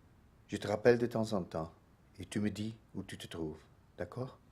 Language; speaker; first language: French; non-native, learner; Dutch